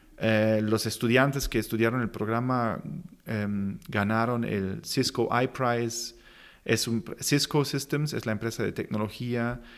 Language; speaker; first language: Spanish; non-native, fluent; German